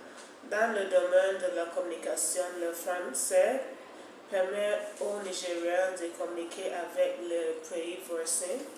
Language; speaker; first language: French; non-native, fluent; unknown